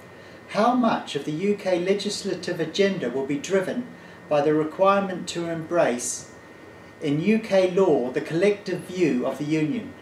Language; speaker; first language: English; native; English